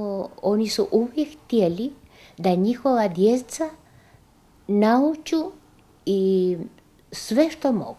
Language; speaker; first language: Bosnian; early bilingual, heritage; Bosnian